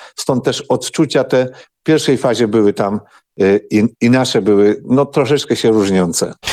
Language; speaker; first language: Polish; non-native, local second language; Ukrainian